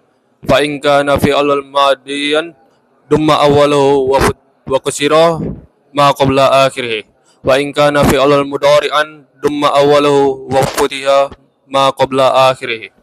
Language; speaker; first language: Arabic; non-native, learner; Indonesian